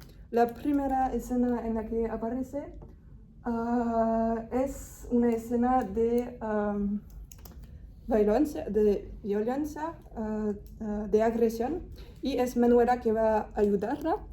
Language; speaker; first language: Spanish; non-native, fluent; French